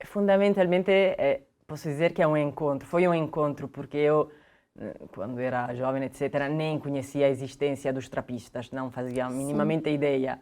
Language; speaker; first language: Portuguese; non-native, fluent; Italian